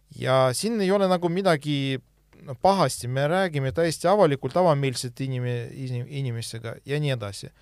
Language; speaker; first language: Estonian; non-native, local second language; Russian